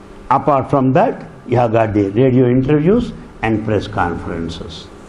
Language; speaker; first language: English; non-native, local second language; Telugu